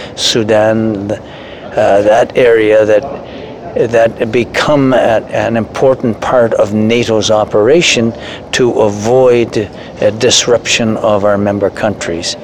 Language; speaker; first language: English; native; English